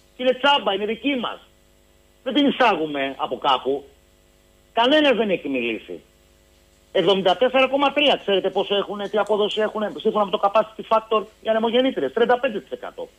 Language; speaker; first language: Greek; native; Greek